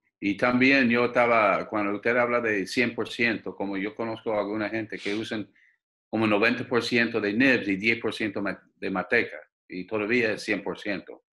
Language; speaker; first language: Spanish; non-native, fluent; English